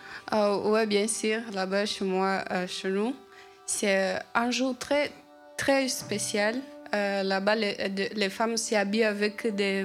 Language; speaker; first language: French; non-native, learner; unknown